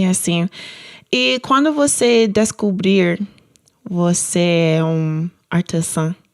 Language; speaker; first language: Portuguese; non-native, learner; English